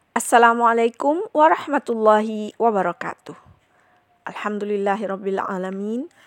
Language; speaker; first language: Indonesian; non-native, local second language; Minangkabau